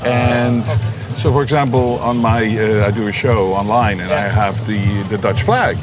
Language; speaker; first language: English; non-native, fluent; Dutch